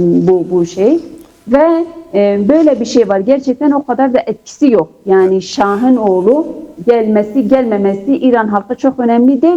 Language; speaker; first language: Turkish; non-native, fluent; Kurdish